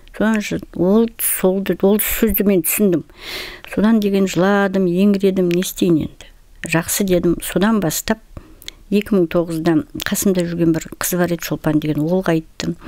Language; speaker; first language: Kazakh; non-native, local second language; Russian